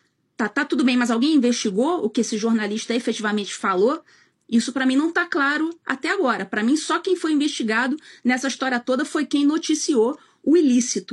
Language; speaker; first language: Portuguese; native; Portuguese